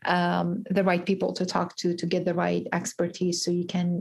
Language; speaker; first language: English; early bilingual, other home language; Kurdish